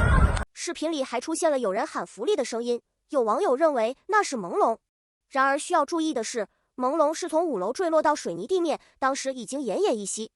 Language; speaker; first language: Chinese; native; Chinese